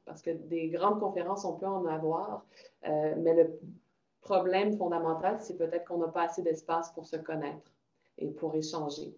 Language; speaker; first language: French; native; French